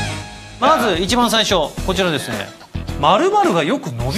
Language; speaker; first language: Japanese; native; Japanese